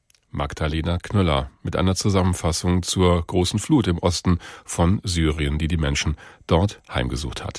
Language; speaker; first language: German; native; German